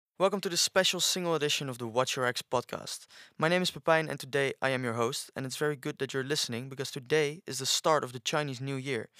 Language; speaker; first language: English; non-native, fluent; Dutch